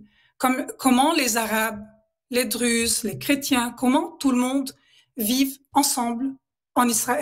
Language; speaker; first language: French; non-native, local second language; Arabic